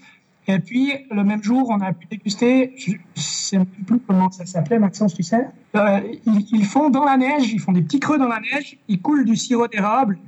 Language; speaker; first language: French; native; French